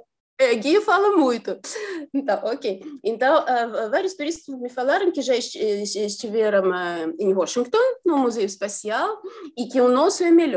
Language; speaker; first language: Portuguese; non-native, fluent; Russian